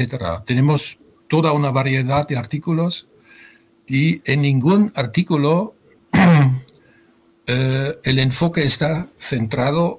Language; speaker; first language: Spanish; non-native, fluent; German